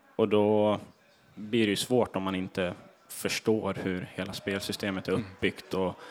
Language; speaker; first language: Swedish; native; Swedish